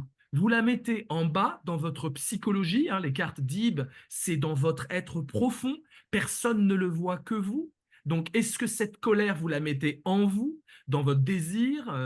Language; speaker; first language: French; native; French